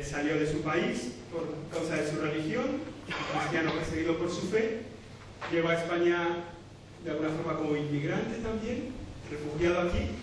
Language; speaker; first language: Spanish; native; Spanish